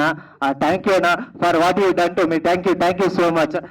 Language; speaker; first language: Telugu; non-native, learner; Kannada